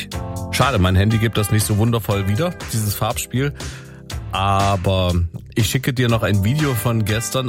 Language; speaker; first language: German; native; German